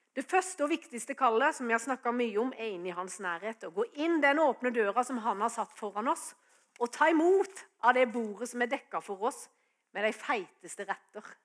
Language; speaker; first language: Norwegian; native; Norwegian